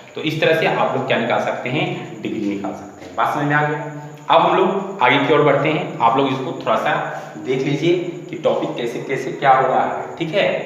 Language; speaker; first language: Hindi; native; Hindi